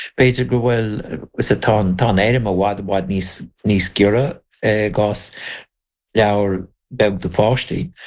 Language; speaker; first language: Irish; non-native, local second language; English